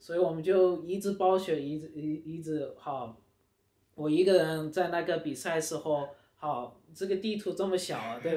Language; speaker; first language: Chinese; early bilingual, heritage; Chinese